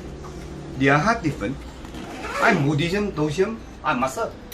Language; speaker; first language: English; non-native, local second language; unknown